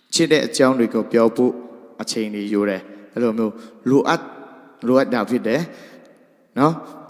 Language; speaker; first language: Burmese; non-native, local second language; Tedim Chin